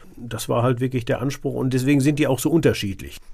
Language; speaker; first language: German; native; German